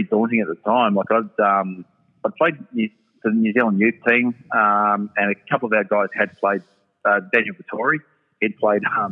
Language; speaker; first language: English; native; English